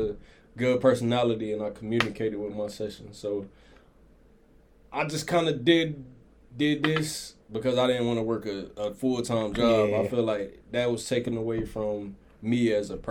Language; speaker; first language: English; native; English